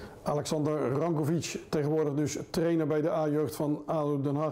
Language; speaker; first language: Dutch; native; Dutch